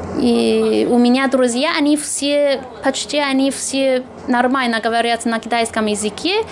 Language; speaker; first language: Russian; non-native, fluent; Chinese